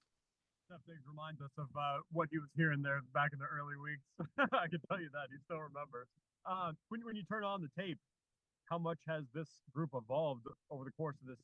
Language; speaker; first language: English; native; English